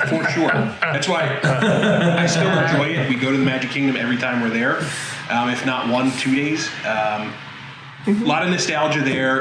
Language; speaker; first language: English; native; English